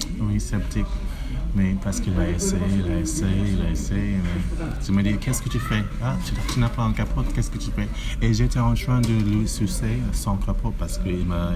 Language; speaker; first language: French; non-native, learner; English